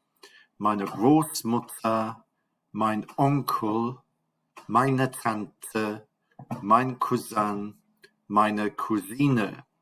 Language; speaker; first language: German; non-native, fluent; English